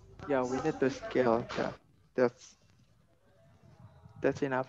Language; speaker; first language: English; non-native, learner; Indonesian